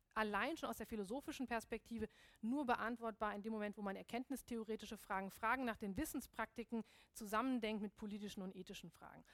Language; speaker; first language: German; native; German